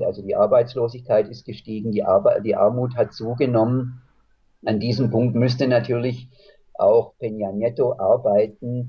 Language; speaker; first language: German; native; German